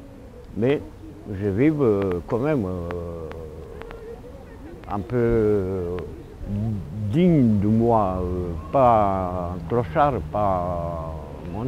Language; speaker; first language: French; non-native, fluent; Romanian